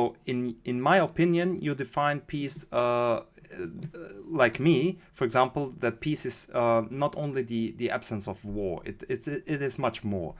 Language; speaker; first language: English; non-native, fluent; German